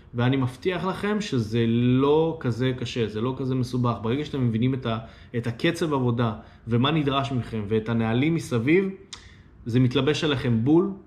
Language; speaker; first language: Hebrew; native; Hebrew